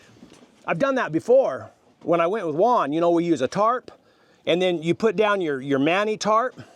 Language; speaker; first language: English; native; English